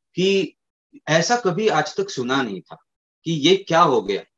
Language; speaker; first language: Hindi; native; Hindi